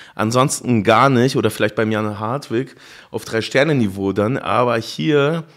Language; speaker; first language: German; native; German